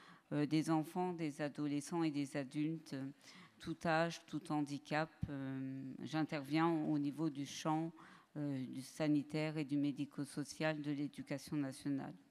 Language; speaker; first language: French; native; French